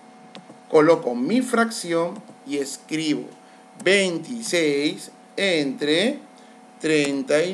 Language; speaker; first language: Spanish; native; Spanish